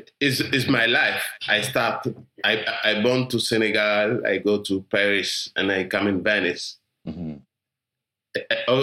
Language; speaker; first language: English; non-native, learner; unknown